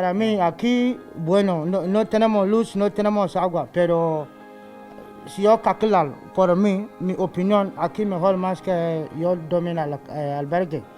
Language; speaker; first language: Spanish; non-native, learner; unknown